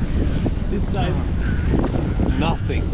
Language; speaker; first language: English; non-native, local second language; Malayalam